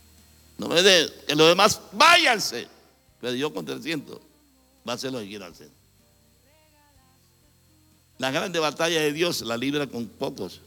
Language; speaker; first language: Spanish; native; Spanish